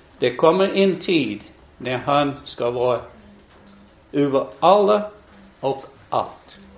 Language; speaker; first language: Swedish; non-native, fluent; English